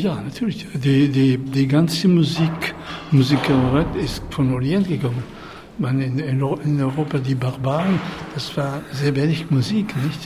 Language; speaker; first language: German; non-native, fluent; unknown